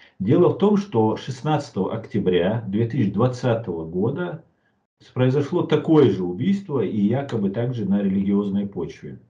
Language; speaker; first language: Russian; non-native, local second language; Chechen